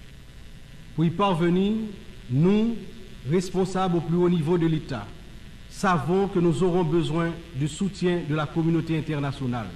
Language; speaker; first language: French; non-native, local second language; Haitian Creole